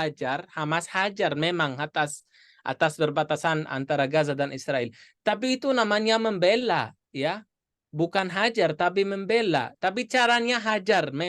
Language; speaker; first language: Indonesian; non-native, fluent; Arabic